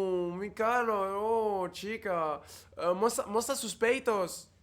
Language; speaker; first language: Spanish; non-native, learner; French